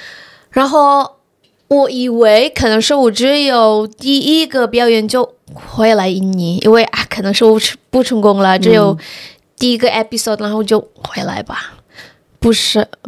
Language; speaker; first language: Chinese; non-native, fluent; Indonesian